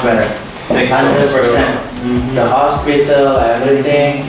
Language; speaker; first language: English; non-native, learner; Indonesian